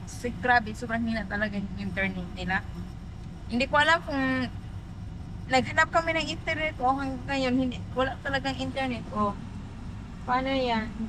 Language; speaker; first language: Filipino; non-native, local second language; Cebuano